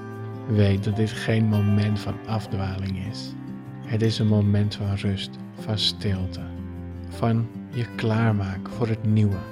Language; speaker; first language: Dutch; native; Dutch